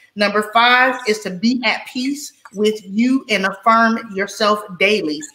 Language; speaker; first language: English; native; English